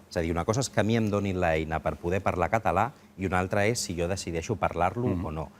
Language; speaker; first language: Catalan; non-native, local second language; Spanish